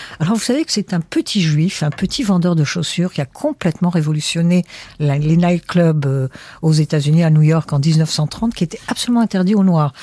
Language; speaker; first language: French; early bilingual, heritage; French